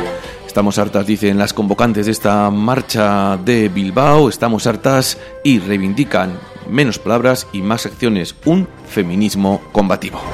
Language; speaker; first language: Spanish; native; Spanish